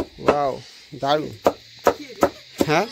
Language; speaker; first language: Hindi; non-native, local second language; Bangla